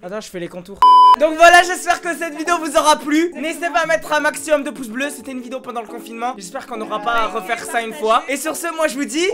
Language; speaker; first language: French; native; French